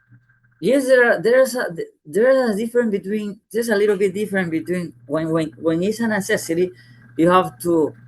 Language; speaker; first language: English; non-native, fluent; Spanish